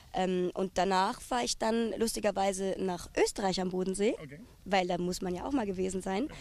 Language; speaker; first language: German; native; German